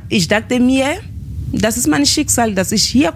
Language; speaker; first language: German; non-native, fluent; French